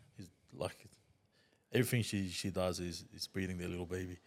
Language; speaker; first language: English; non-native, fluent; Tongan